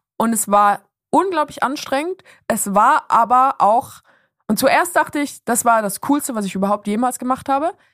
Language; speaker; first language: German; native; German